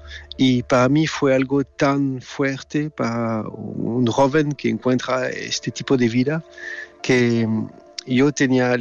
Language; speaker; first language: Spanish; non-native, learner; French